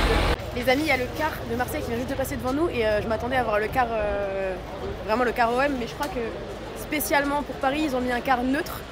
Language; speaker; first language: French; native; French